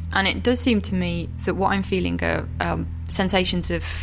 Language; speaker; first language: English; native; English